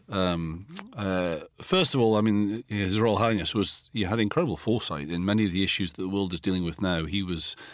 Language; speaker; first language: English; native; English